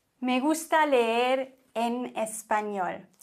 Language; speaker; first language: Spanish; non-native, fluent; German